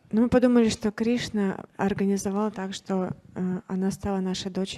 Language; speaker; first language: Russian; native; Russian